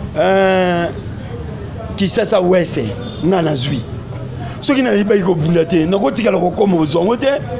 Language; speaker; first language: Lingala; native; Lingala